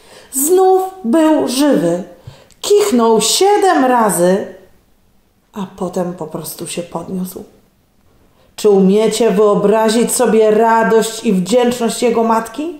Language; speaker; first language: Polish; native; Polish